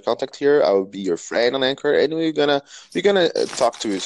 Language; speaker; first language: English; non-native, fluent; Portuguese